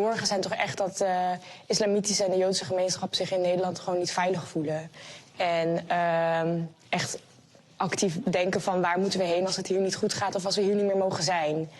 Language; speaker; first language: Dutch; native; Dutch